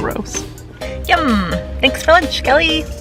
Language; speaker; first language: English; native; English